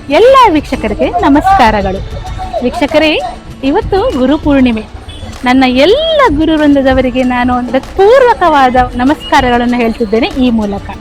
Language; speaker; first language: Kannada; non-native, local second language; Konkani